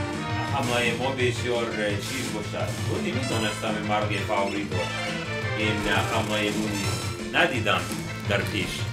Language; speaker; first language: Persian; non-native, learner; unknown